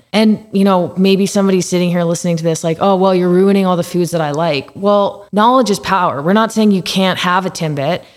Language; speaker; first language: English; native; English